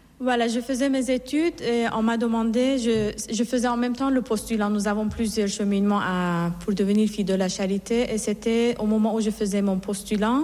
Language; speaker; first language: French; non-native, fluent; Assyrian Neo-Aramaic